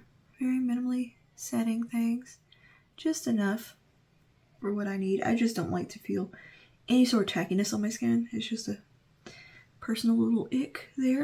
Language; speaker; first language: English; native; English